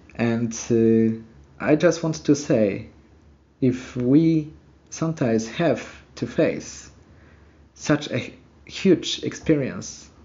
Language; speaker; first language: English; non-native, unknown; Polish